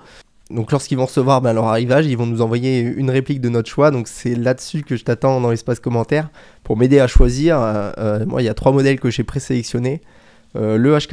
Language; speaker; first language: French; native; French